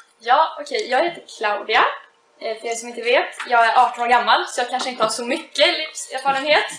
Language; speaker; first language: Swedish; native; Swedish